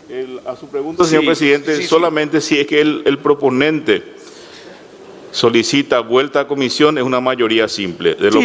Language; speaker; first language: Spanish; native; Spanish